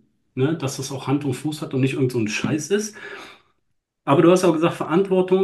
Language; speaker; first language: German; native; German